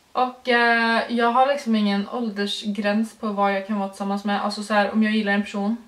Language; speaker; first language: Swedish; early bilingual, other home language; Norwegian